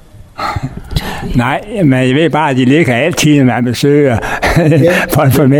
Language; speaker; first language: Danish; native; Danish